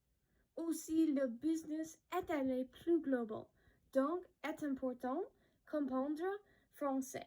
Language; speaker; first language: French; non-native, learner; English